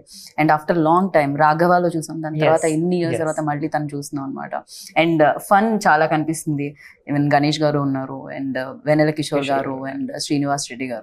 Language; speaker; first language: Telugu; native; Telugu